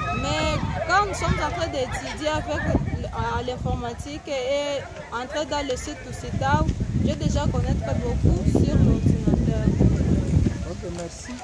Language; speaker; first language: French; non-native, learner; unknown